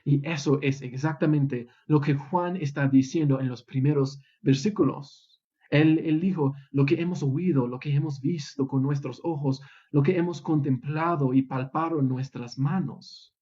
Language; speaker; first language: Spanish; non-native, fluent; English